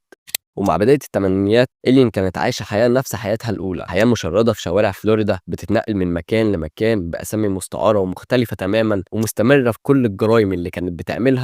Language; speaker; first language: Arabic; native; Arabic